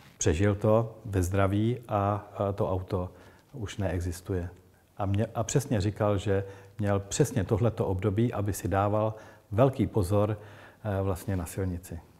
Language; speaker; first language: Czech; native; Czech